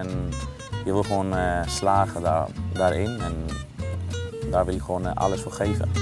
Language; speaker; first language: Dutch; non-native, fluent; Greek